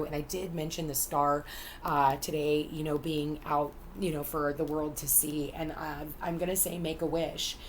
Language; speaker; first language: English; native; English